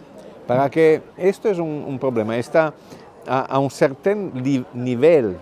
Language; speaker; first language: Spanish; non-native, fluent; Italian